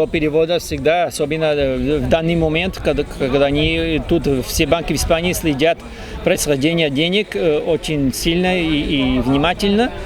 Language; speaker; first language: Russian; non-native, fluent; Spanish